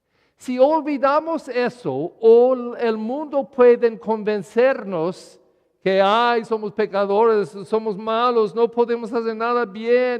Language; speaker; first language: Spanish; non-native, learner; English